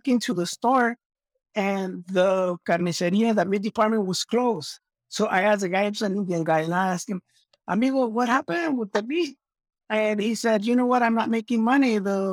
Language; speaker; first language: English; non-native, fluent; Spanish